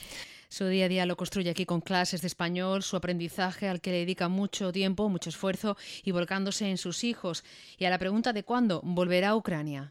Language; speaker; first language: Spanish; native; Spanish